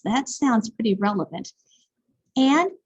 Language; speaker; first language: English; native; English